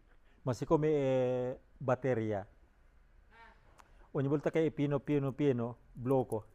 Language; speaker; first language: Italian; non-native, learner; Filipino